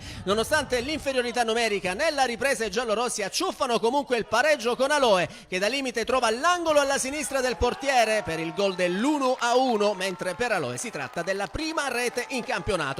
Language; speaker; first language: Italian; native; Italian